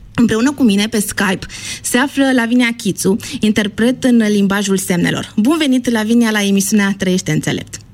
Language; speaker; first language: Romanian; native; Romanian